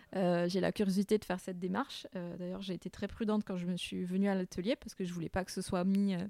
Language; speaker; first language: French; native; French